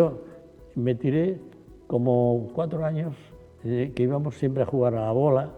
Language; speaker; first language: Spanish; native; Spanish